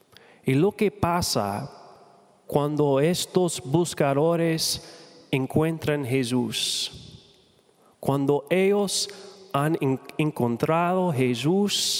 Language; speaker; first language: Spanish; non-native, fluent; English